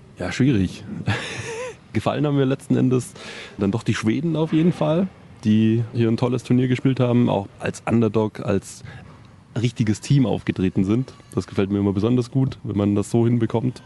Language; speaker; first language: German; native; German